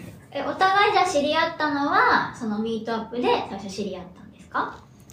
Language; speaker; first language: Japanese; native; Japanese